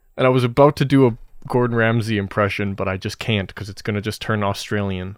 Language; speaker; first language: English; native; English